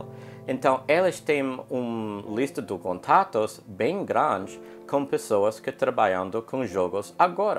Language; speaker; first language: Portuguese; non-native, learner; English